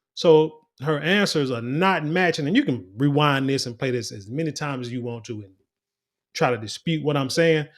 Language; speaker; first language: English; native; English